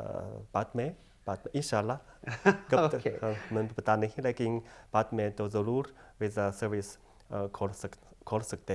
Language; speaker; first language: Hindi; non-native, fluent; Chinese